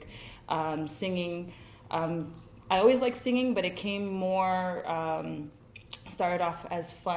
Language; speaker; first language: English; native; English